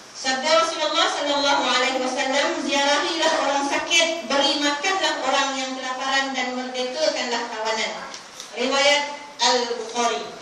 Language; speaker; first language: Malay; native; Malay